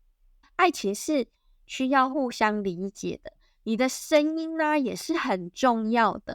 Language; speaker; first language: Chinese; native; Chinese